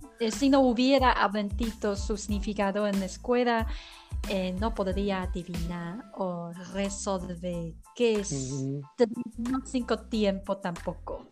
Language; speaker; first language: Spanish; non-native, learner; Chinese